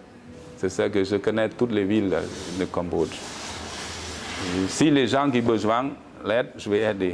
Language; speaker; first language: French; non-native, learner; Khmer